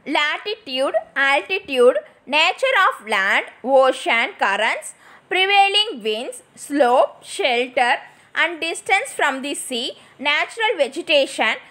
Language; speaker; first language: English; non-native, local second language; Tamil